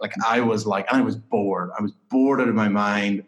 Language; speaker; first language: English; native; English